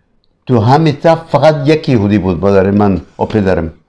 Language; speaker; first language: Persian; early bilingual, other home language; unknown